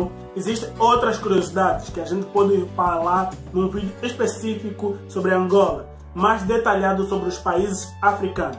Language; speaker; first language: Portuguese; native; Portuguese